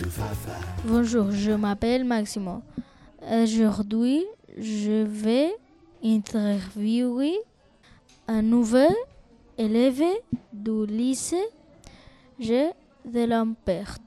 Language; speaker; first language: French; non-native, learner; Spanish